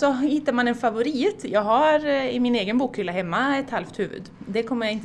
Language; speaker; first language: Swedish; native; Swedish